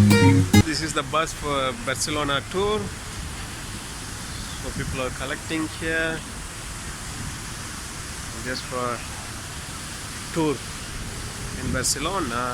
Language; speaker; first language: English; non-native, local second language; Tamil